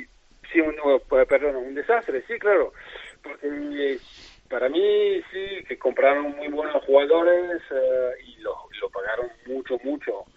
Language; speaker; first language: Spanish; non-native, fluent; French